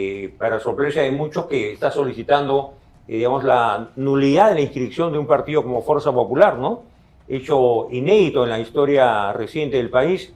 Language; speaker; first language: Spanish; native; Spanish